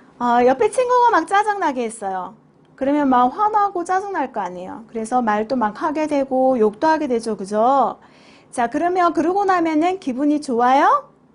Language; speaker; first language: Korean; native; Korean